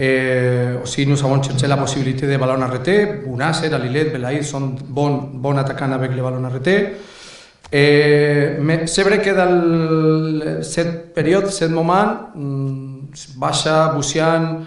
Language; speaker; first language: French; non-native, learner; Spanish